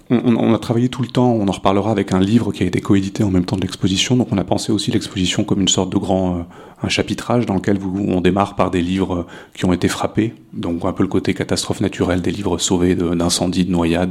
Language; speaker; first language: French; native; French